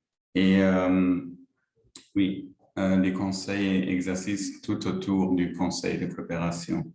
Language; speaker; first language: French; non-native, local second language; Luxembourgish